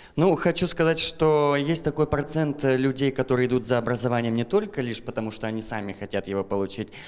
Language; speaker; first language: Russian; native; Russian